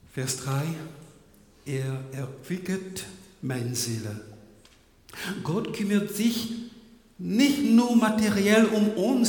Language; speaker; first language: German; non-native, fluent; French